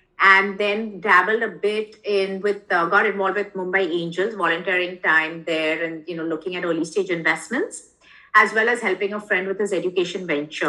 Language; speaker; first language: English; non-native, local second language; Hindi